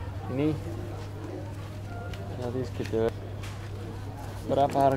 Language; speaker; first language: Indonesian; non-native, learner; English